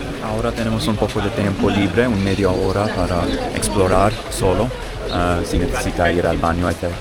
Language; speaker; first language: Spanish; non-native, learner; English